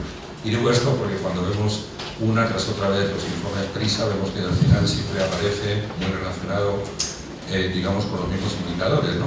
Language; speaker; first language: Spanish; native; Spanish